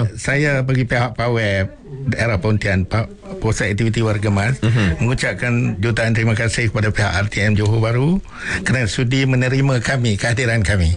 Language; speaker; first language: Malay; native; Malay